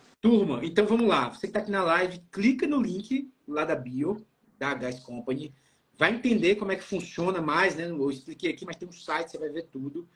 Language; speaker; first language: Portuguese; native; Portuguese